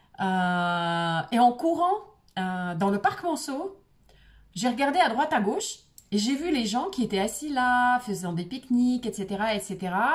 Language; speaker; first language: French; non-native, fluent; Russian